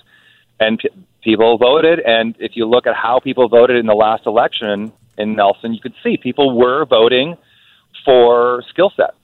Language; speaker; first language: English; native; English